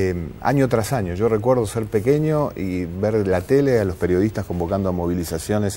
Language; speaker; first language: Spanish; native; Spanish